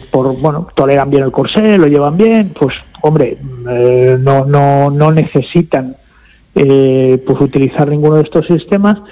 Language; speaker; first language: Spanish; native; Spanish